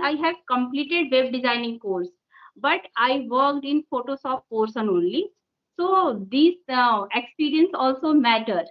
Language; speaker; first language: English; non-native, local second language; Hindi